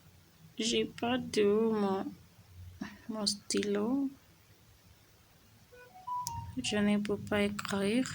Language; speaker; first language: French; non-native, learner; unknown